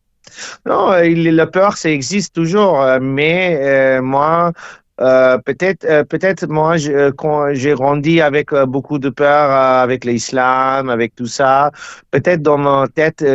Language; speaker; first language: French; non-native, learner; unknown